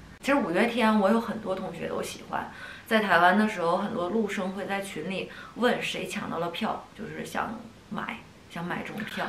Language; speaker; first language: Chinese; native; Chinese